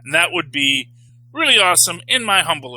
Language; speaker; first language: English; native; English